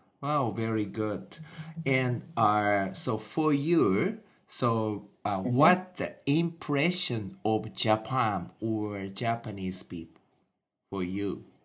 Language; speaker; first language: English; non-native, learner; Japanese